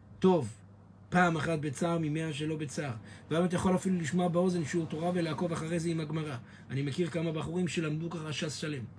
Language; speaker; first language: Hebrew; native; Hebrew